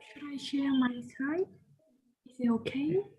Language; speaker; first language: English; non-native, learner; Japanese